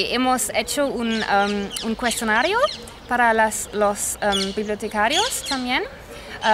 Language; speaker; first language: Spanish; non-native, fluent; English